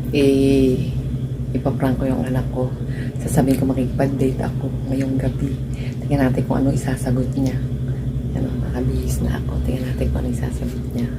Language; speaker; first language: Filipino; native; Filipino